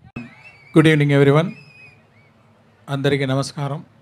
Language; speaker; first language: Telugu; non-native, learner; Tamil